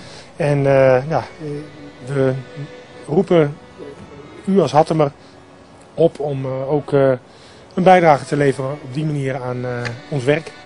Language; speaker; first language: Dutch; native; Dutch